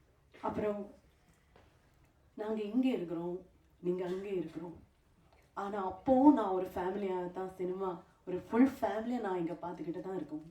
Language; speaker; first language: Tamil; non-native, fluent; Malayalam